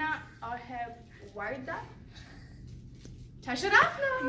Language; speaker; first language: Arabic; non-native, learner; English